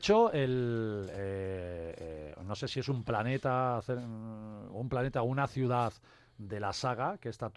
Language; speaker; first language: Spanish; native; Spanish